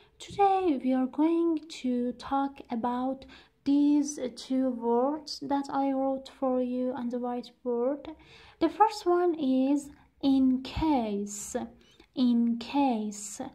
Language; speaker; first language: English; non-native, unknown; Persian